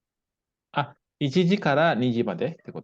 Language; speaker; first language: Japanese; non-native, fluent; Indonesian